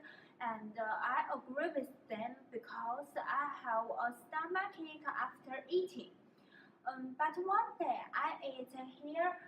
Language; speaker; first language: English; non-native, learner; Chinese